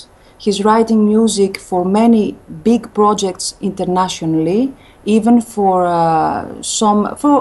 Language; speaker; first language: English; non-native, fluent; Greek